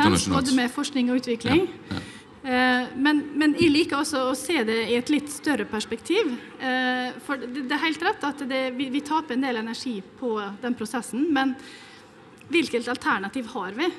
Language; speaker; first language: Norwegian; native; Norwegian